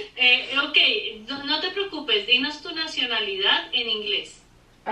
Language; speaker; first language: Spanish; non-native, fluent; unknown